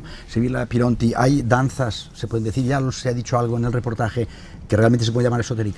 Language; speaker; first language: Spanish; native; Spanish